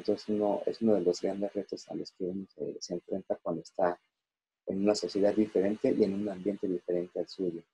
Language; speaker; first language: Spanish; native; Spanish